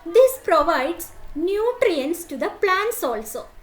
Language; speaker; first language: English; non-native, local second language; Malayalam